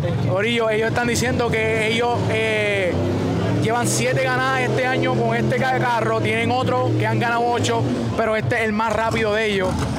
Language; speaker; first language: Spanish; native; Spanish